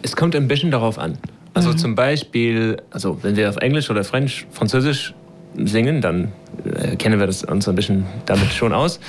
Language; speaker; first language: German; non-native, fluent; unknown